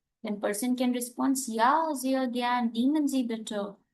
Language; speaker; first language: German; non-native, learner; Hindi